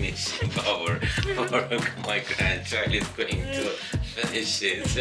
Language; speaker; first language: English; non-native, learner; Azerbaijani